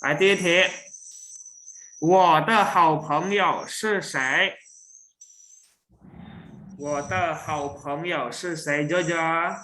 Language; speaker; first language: Chinese; non-native, local second language; Indonesian